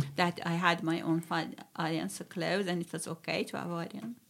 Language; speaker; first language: English; non-native, fluent; Swedish